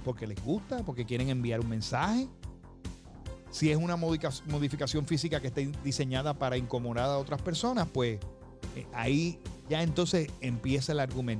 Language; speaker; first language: Spanish; native; Spanish